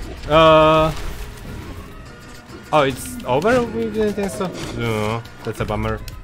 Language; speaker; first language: English; non-native, fluent; Polish